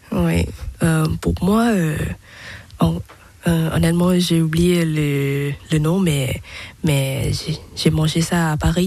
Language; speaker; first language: French; non-native, learner; Thai